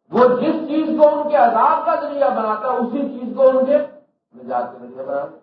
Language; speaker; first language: Urdu; non-native, local second language; Punjabi